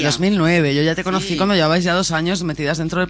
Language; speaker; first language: Spanish; native; Spanish